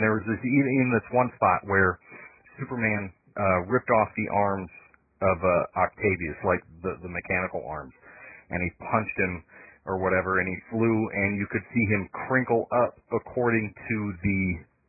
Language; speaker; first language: English; native; English